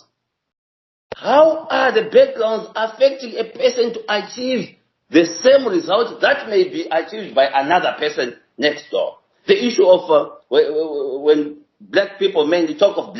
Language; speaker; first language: English; non-native, local second language; Shona